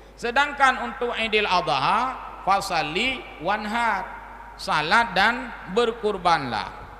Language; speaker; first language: Malay; non-native, local second language; Achinese